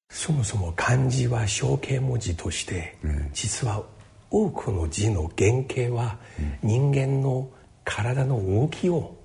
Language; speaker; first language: Japanese; non-native, fluent; Chinese